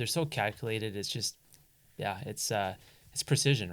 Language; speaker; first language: English; native; English